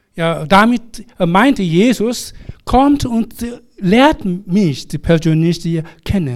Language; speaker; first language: German; non-native, fluent; Korean